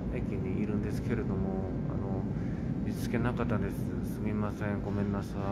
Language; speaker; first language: Japanese; non-native, fluent; Korean